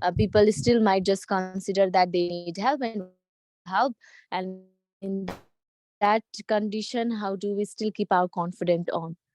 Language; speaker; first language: English; non-native, local second language; Nepali